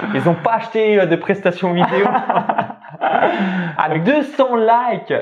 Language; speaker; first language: French; native; French